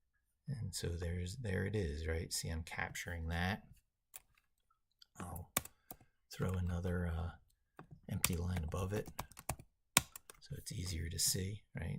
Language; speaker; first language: English; native; English